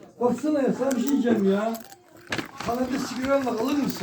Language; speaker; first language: Turkish; native; Turkish